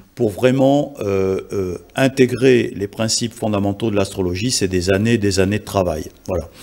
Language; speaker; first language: French; native; French